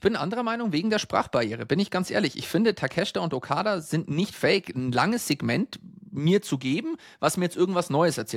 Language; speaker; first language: German; native; German